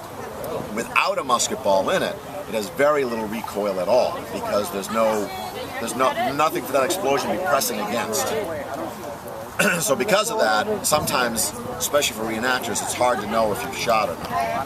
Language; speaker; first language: English; native; English